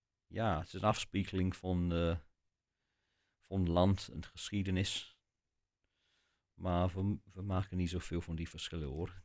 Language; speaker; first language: Dutch; non-native, fluent; English